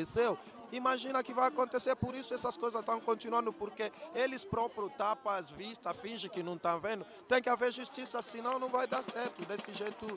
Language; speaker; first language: Portuguese; non-native, fluent; Lingala